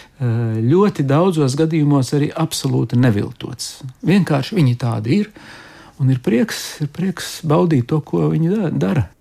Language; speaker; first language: Latvian; native; Latvian